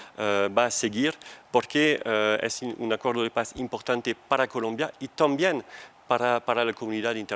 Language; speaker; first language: Spanish; non-native, fluent; French